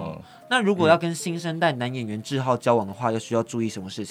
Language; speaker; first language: Chinese; native; Chinese